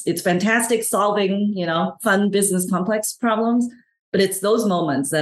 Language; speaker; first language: English; non-native, local second language; Cantonese